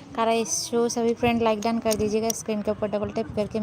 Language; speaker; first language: Hindi; non-native, local second language; Bangla